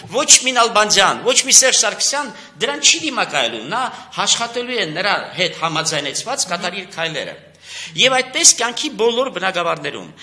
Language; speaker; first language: Armenian; native; Armenian